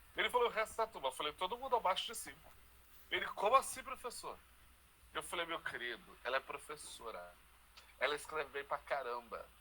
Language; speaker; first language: Portuguese; native; Portuguese